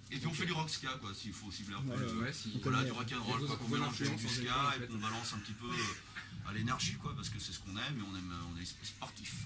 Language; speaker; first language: French; native; French